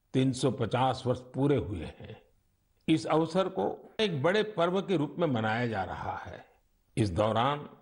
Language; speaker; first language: Hindi; non-native, local second language; Gujarati